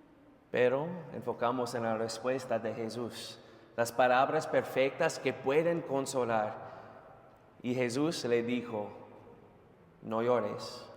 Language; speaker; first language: Spanish; non-native, fluent; English